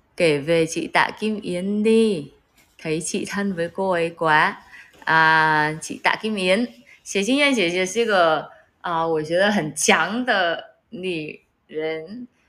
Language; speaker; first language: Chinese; non-native, learner; Vietnamese